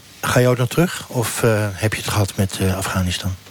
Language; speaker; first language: Dutch; native; Dutch